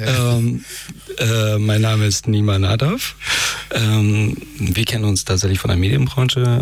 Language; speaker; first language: German; non-native, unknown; Persian